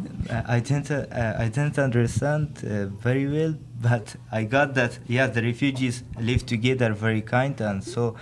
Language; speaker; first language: English; non-native, learner; Persian